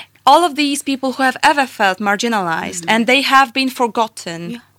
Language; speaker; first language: English; non-native, fluent; Polish